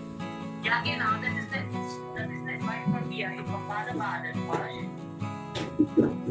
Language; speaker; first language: German; non-native, fluent; Filipino